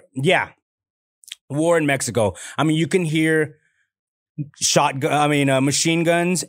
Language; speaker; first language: English; native; English